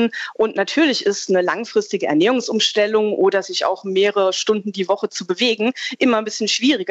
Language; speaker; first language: German; native; German